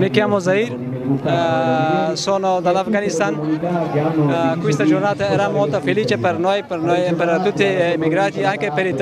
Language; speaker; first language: Italian; non-native, learner; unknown